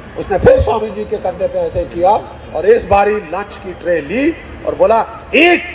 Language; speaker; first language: Hindi; native; Hindi